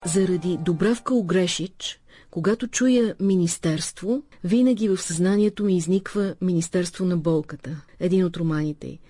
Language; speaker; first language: Bulgarian; native; Bulgarian